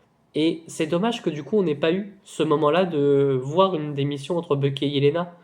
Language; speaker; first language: French; native; French